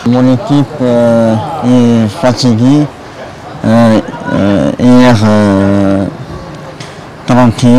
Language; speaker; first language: French; non-native, learner; Arabic